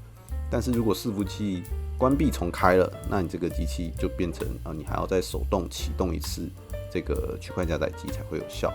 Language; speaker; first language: Chinese; native; Chinese